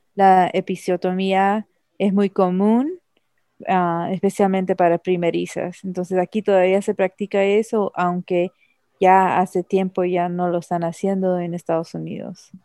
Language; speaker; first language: Spanish; early bilingual, heritage; Spanish